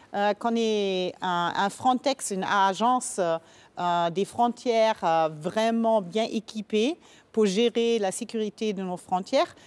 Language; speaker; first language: French; non-native, fluent; German